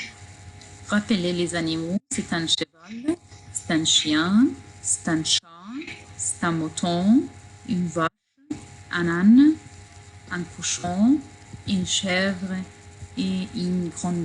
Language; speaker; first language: French; non-native, fluent; Arabic